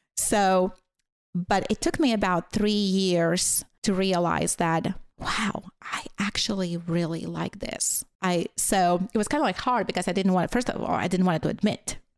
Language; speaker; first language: English; non-native, fluent; Latvian